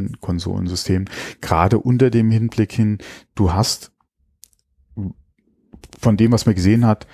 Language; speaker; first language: German; native; German